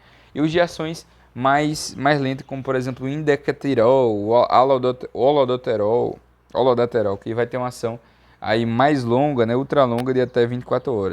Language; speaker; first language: Portuguese; native; Portuguese